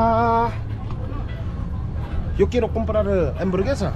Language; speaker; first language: Spanish; non-native, learner; Korean